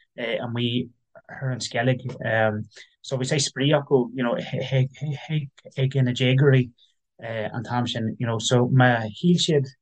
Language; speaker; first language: Irish; non-native, local second language; English